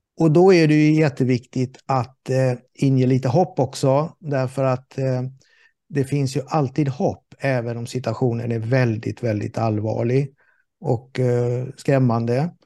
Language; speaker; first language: Swedish; native; Swedish